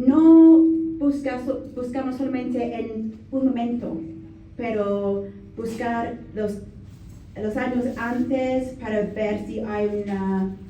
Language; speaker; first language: Spanish; non-native, learner; English